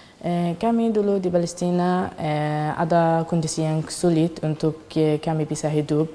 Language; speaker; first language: Indonesian; non-native, learner; Arabic